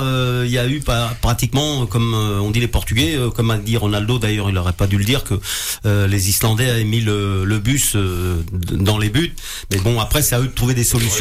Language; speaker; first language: French; native; French